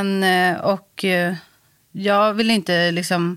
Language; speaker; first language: Swedish; native; Swedish